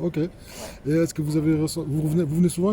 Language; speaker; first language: French; native; French